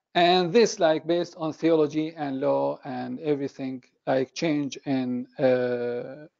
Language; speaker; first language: English; non-native, fluent; Arabic